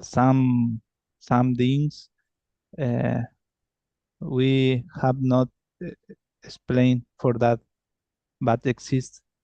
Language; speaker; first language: English; non-native, learner; Spanish